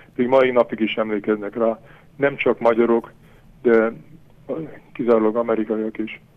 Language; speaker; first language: Hungarian; early bilingual, heritage; Hungarian